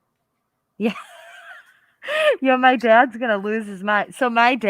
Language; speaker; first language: English; native; English